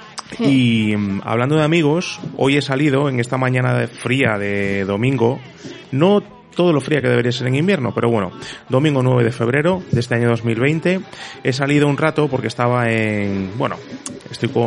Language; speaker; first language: Spanish; native; Spanish